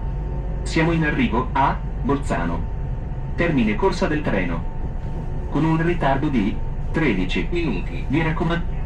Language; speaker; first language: Italian; native; Italian